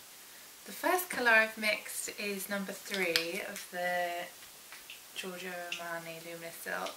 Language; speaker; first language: English; native; English